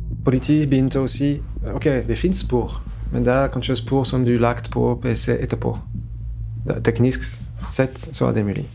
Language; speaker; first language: Norwegian; non-native, fluent; French